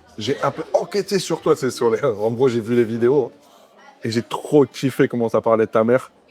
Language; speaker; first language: French; native; French